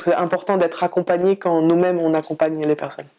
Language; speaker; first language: French; native; French